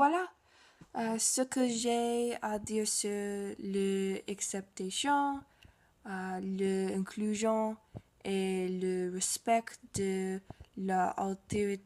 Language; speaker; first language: French; non-native, learner; English